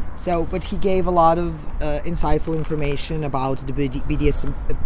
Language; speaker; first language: English; non-native, fluent; Serbian